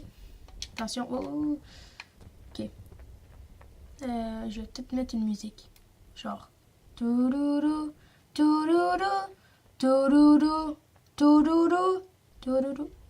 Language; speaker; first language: French; native; French